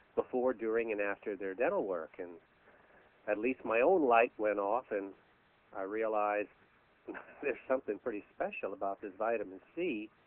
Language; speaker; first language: English; native; English